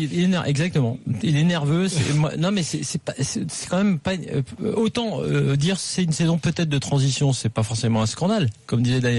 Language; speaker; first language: French; native; French